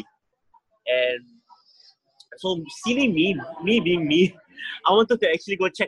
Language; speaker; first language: English; native; English